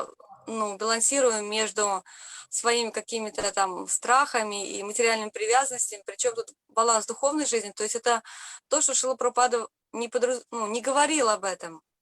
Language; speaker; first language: Russian; native; Russian